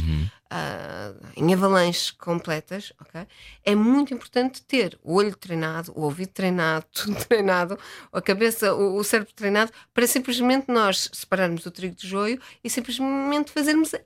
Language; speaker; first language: Portuguese; native; Portuguese